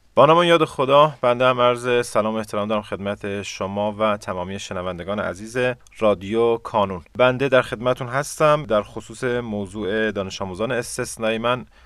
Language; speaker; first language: Persian; non-native, local second language; Kurdish